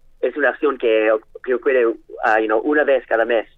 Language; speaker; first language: Spanish; non-native, learner; English